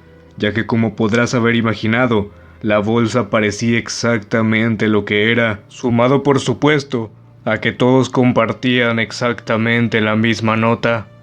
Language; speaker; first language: Spanish; native; Spanish